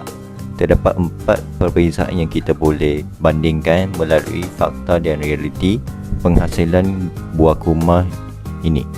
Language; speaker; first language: Malay; native; Malay